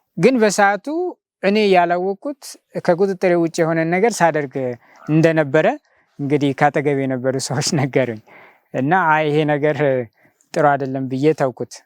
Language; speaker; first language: Amharic; early bilingual, heritage; Italian